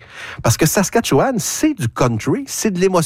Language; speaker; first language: French; native; French